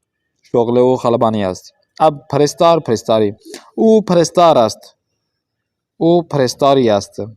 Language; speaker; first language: Persian; non-native, fluent; Urdu